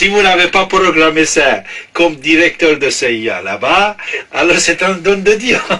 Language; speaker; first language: French; non-native, fluent; Persian